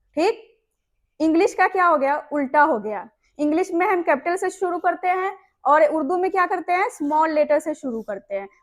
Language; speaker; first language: Hindi; native; Hindi